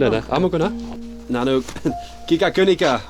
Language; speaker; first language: Korean; non-native, learner; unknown